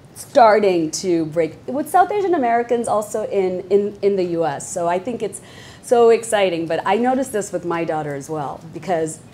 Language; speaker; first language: English; non-native, local second language; Bangla